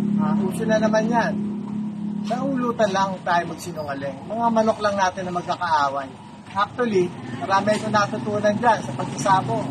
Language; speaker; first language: Filipino; native; Filipino